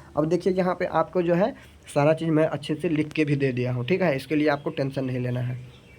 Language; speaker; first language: Hindi; native; Hindi